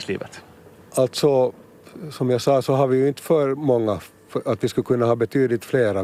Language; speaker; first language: Swedish; native; Swedish